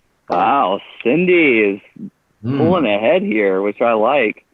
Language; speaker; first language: English; native; English